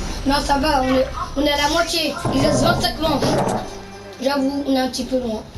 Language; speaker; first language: French; native; French